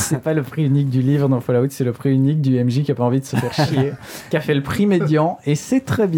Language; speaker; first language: French; native; French